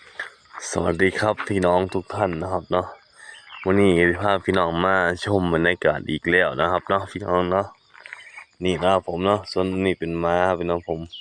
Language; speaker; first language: Thai; non-native, local second language; Northeastern Thai